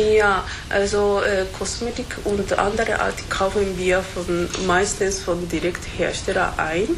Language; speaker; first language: German; non-native, fluent; Japanese